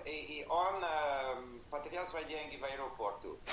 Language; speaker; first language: Russian; non-native, learner; English